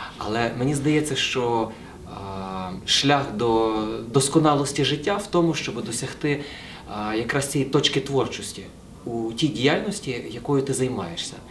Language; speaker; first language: Ukrainian; native; Ukrainian